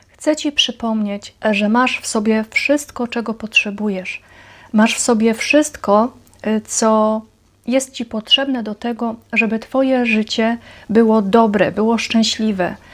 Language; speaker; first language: Polish; native; Polish